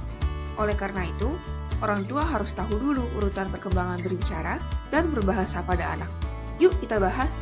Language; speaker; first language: Indonesian; native; Indonesian